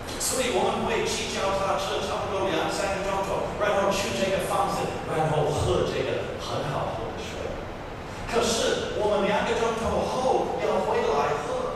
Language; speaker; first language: Chinese; non-native, fluent; English